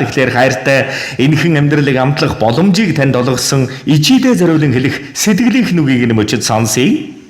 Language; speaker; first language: Mongolian; native; Mongolian